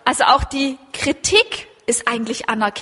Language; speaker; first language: German; native; German